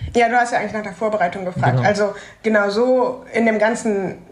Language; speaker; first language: German; native; German